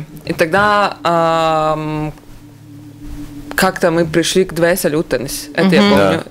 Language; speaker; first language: Russian; native; Russian